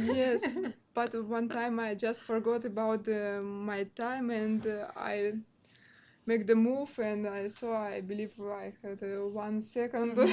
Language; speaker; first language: English; non-native, learner; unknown